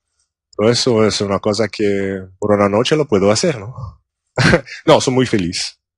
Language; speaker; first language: Spanish; non-native, learner; English